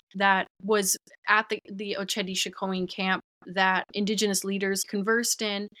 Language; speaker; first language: English; native; English